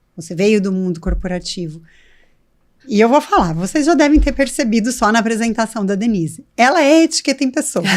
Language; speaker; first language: Portuguese; native; Portuguese